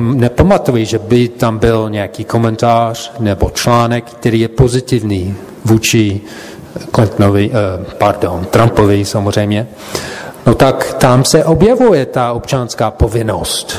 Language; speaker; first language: Czech; non-native, fluent; English